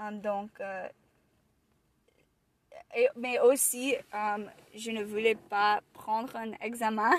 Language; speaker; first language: French; non-native, learner; English